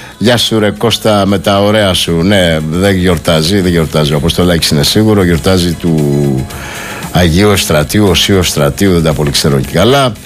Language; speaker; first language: Greek; native; Greek